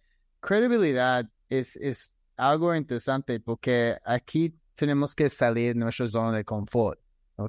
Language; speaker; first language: Spanish; non-native, fluent; English